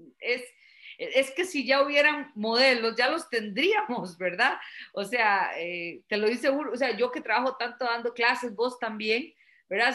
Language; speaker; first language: Spanish; native; Spanish